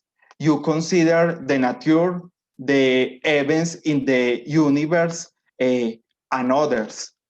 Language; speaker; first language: English; non-native, learner; Spanish